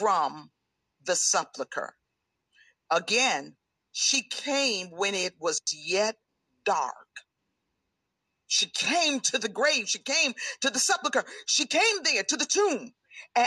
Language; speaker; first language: English; native; English